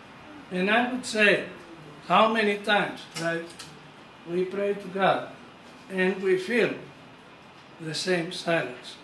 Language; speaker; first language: English; non-native, fluent; Greek